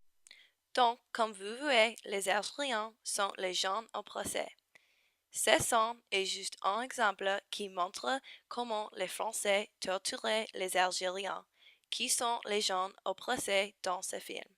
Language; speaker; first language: French; non-native, learner; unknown